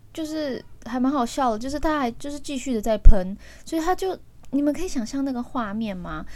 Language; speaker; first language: Chinese; early bilingual, heritage; Chinese